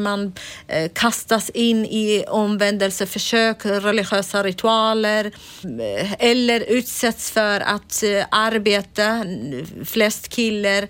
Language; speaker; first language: Swedish; non-native, fluent; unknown